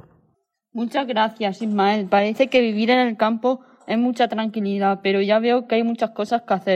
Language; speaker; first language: Spanish; native; Spanish